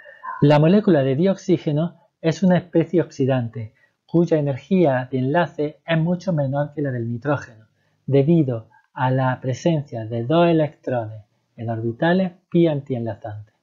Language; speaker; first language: Spanish; native; Spanish